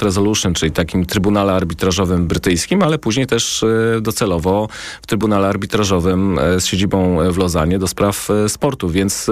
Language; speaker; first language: Polish; native; Polish